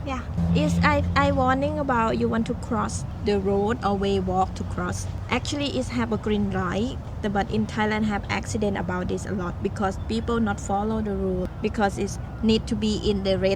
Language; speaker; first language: English; non-native, learner; Thai